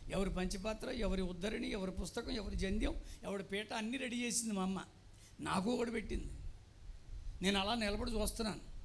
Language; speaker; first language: Telugu; non-native, local second language; Tamil